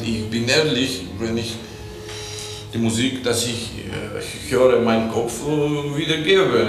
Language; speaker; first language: German; non-native, fluent; Greek